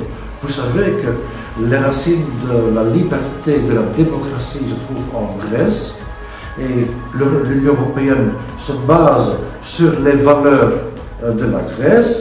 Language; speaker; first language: French; non-native, local second language; Dutch